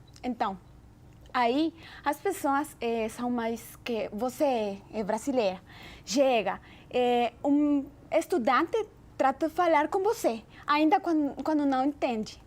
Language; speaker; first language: Portuguese; non-native, learner; Spanish